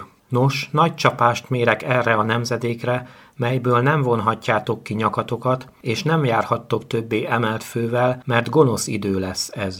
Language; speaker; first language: Hungarian; native; Hungarian